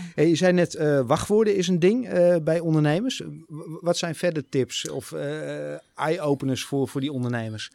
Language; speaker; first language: Dutch; native; Dutch